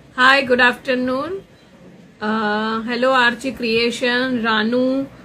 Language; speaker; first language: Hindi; non-native, local second language; Gujarati